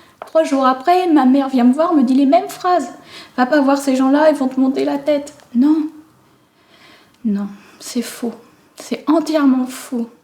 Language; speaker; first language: French; native; French